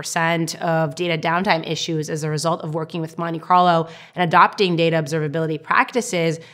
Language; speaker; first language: English; non-native, fluent; Hebrew